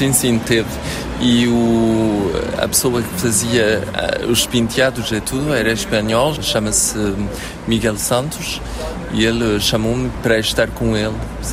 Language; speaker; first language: Portuguese; early bilingual, heritage; French